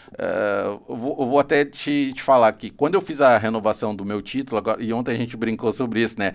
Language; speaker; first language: Portuguese; native; Portuguese